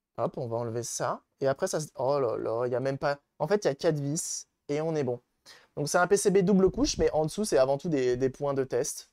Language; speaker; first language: French; native; French